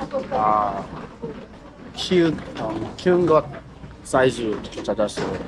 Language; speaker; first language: Korean; non-native, learner; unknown